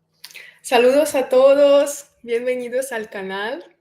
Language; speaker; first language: Spanish; non-native, fluent; Russian